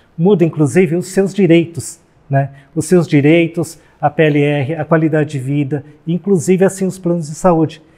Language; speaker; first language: Portuguese; native; Portuguese